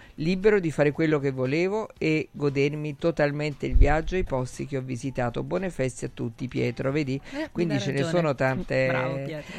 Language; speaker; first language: Italian; native; Italian